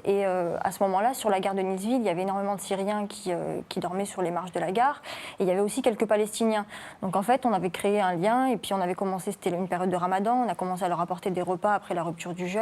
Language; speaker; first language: French; native; French